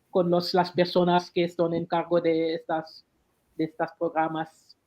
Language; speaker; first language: Spanish; non-native, learner; English